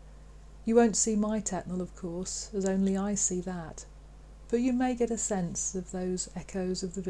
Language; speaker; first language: English; native; English